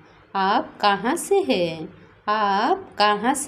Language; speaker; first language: Hindi; non-native, local second language; Odia